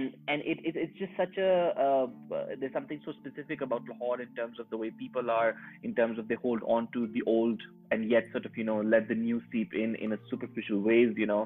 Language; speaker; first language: English; non-native, local second language; Urdu